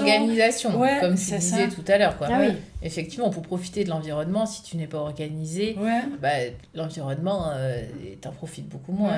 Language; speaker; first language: French; native; French